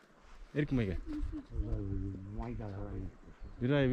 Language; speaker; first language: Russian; non-native, local second language; Kyrgyz